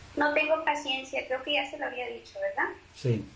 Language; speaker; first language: Spanish; native; Spanish